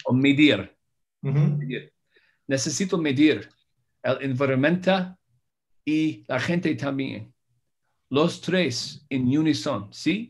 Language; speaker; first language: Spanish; non-native, learner; English